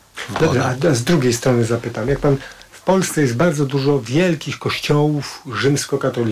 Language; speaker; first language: Polish; native; Polish